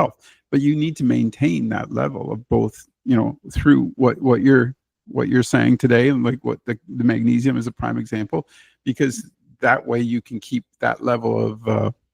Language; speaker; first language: English; native; English